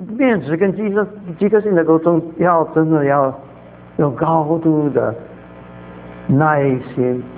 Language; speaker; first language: Chinese; native; Chinese